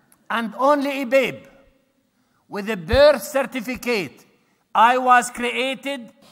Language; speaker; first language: English; non-native, fluent; Arabic